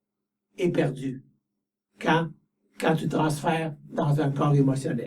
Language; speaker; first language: French; native; French